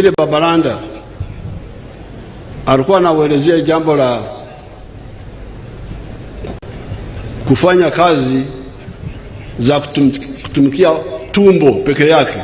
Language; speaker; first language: Swahili; non-native, local second language; Nyankole